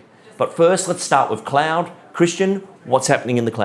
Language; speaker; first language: English; native; English